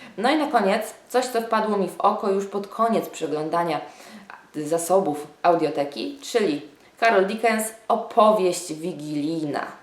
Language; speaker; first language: Polish; native; Polish